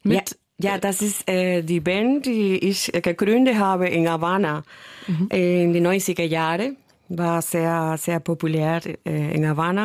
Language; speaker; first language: German; non-native, fluent; Spanish